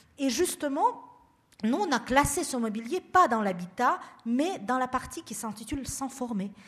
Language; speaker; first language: French; non-native, fluent; Russian